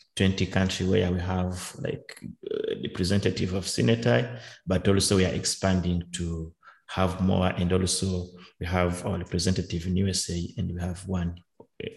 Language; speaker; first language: English; non-native, local second language; Kinyarwanda